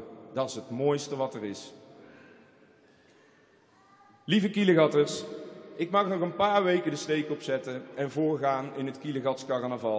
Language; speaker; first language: Dutch; native; Dutch